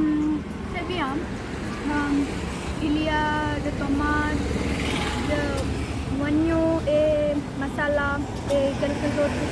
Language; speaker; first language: French; non-native, fluent; Konkani